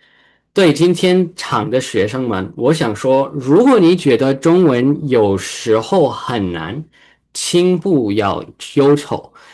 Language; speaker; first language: Chinese; early bilingual, heritage; Chinese